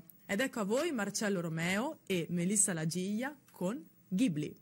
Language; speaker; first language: Italian; native; Italian